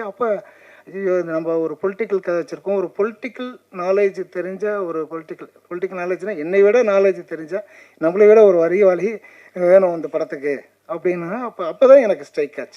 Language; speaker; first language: Tamil; native; Tamil